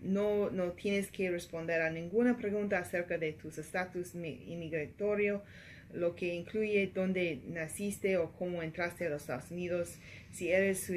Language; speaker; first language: Spanish; non-native, learner; English